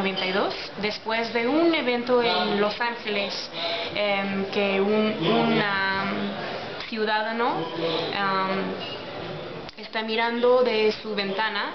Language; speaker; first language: Spanish; non-native, learner; English